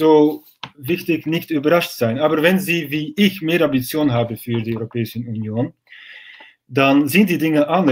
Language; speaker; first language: German; non-native, fluent; Dutch